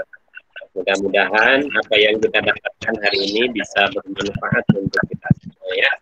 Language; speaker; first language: Indonesian; native; Indonesian